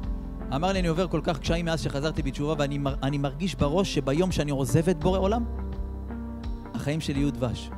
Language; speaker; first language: Hebrew; native; Hebrew